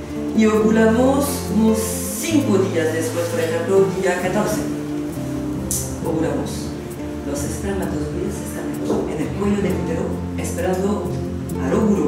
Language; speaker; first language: Spanish; non-native, fluent; French